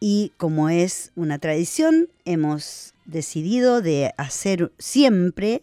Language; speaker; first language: Spanish; native; Spanish